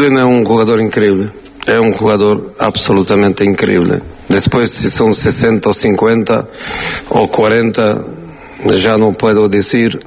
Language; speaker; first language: Spanish; non-native, fluent; Portuguese